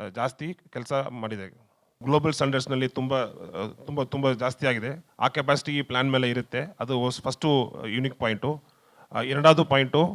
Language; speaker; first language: Kannada; non-native, learner; Tamil